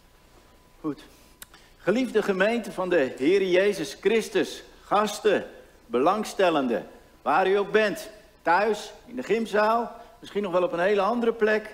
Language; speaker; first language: Dutch; native; Dutch